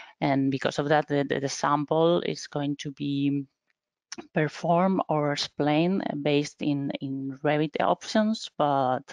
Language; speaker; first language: English; non-native, fluent; Spanish